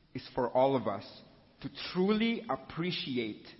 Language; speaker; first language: English; non-native, local second language; Filipino